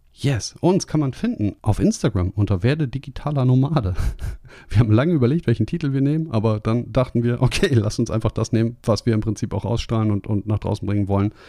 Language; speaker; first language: German; native; German